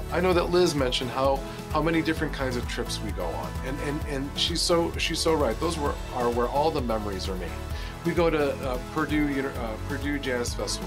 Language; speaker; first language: English; native; English